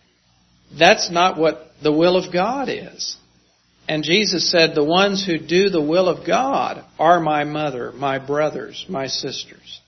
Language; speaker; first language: English; native; English